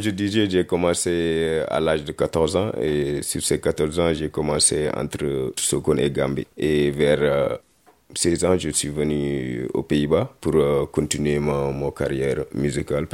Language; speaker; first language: French; non-native, local second language; Wolof